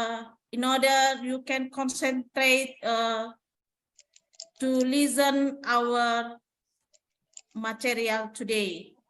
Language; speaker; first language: English; non-native, learner; Indonesian